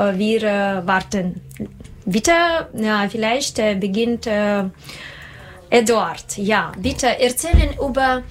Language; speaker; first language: German; non-native, learner; Russian